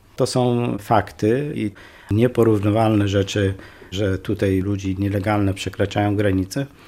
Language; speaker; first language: Polish; non-native, fluent; Kurdish